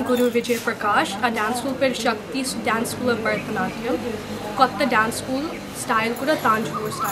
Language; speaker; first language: Telugu; early bilingual, heritage; Telugu